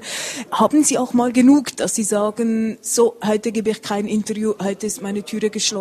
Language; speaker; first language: German; native; German